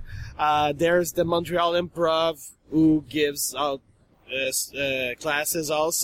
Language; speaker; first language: English; non-native, fluent; French